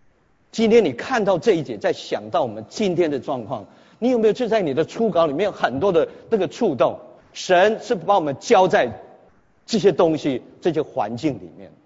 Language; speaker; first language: Chinese; native; Chinese